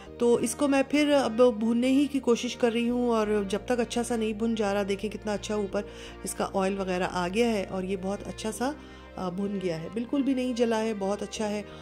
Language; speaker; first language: Urdu; native; Urdu